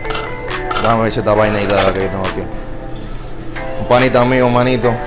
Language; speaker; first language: Spanish; native; Spanish